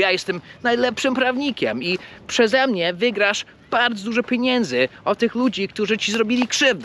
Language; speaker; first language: Polish; non-native, fluent; English